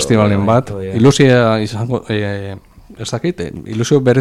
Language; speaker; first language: Basque; native; Basque